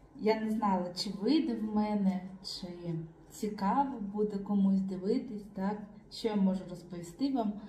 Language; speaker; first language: Ukrainian; native; Ukrainian